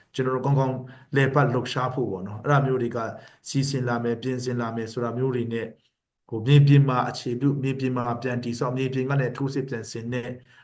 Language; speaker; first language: Burmese; non-native, local second language; Hakha Chin